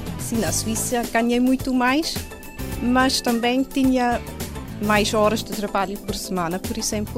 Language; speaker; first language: Portuguese; non-native, fluent; Swiss German